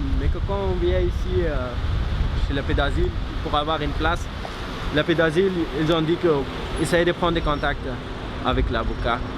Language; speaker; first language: French; non-native, learner; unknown